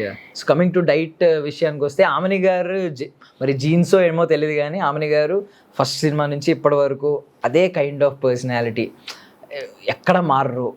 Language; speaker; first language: Telugu; native; Telugu